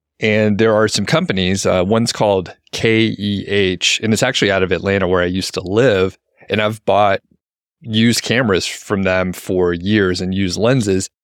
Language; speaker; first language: English; native; English